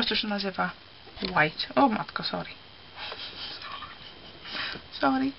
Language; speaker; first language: Polish; early bilingual, heritage; Polish